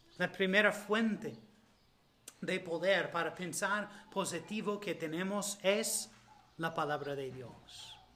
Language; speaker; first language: Spanish; non-native, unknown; English